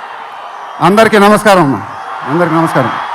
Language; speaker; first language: Telugu; native; Telugu